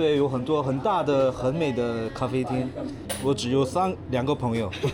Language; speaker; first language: Chinese; non-native, fluent; Korean